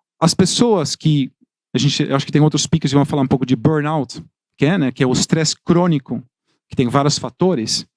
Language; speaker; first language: Portuguese; non-native, fluent; Dutch